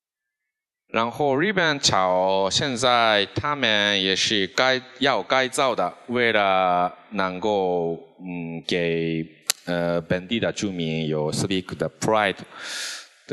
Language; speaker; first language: Chinese; non-native, fluent; Japanese